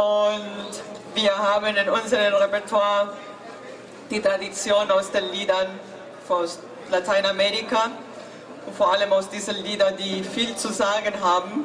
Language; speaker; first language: German; non-native, fluent; Spanish